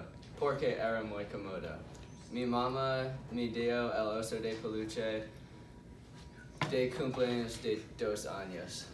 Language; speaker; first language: Spanish; non-native, learner; English